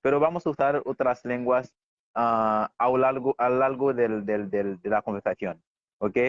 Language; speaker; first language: Spanish; non-native, fluent; Haitian Creole